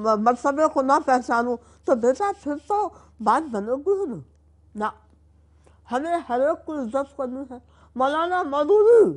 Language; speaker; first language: Urdu; native; Urdu